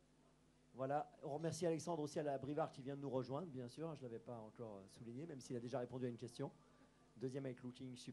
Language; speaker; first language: French; native; French